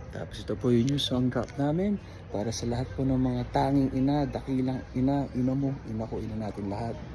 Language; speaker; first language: Filipino; native; Filipino